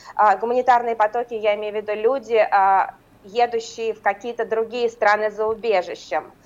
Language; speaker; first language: Russian; native; Russian